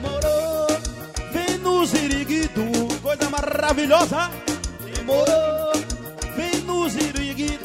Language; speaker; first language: Portuguese; native; Portuguese